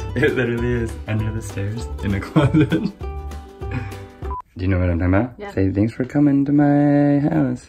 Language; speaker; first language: English; native; English